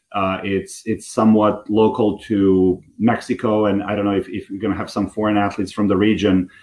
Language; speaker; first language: English; non-native, fluent; Serbian